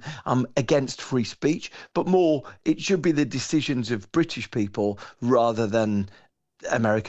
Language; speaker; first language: English; native; English